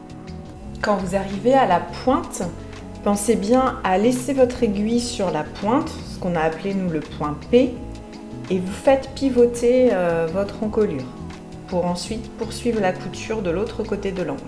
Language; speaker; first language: French; native; French